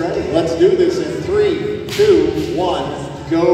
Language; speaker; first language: English; native; English